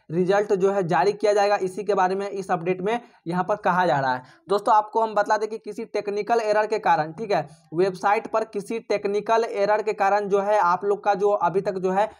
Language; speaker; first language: Hindi; native; Hindi